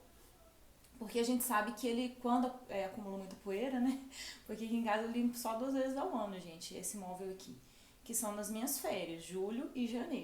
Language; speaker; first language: Portuguese; native; Portuguese